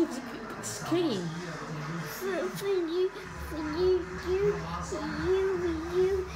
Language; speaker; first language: English; non-native, learner; Thai